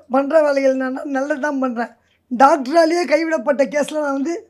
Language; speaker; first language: Tamil; native; Tamil